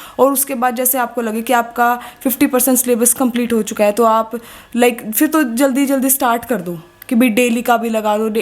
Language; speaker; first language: Hindi; native; Hindi